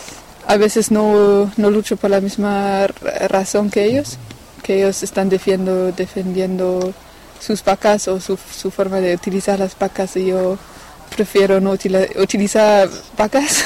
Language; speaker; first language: Spanish; non-native, fluent; French